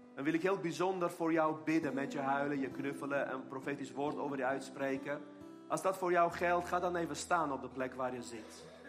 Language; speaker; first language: Dutch; non-native, fluent; Armenian